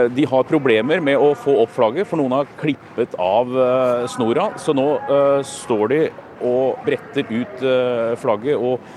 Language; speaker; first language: Norwegian; native; Norwegian